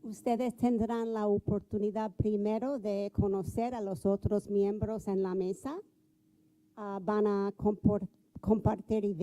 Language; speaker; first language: Spanish; non-native, fluent; English